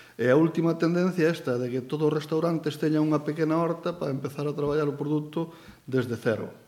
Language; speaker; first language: Galician; native; Galician